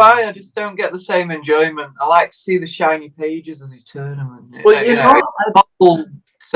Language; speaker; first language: English; native; English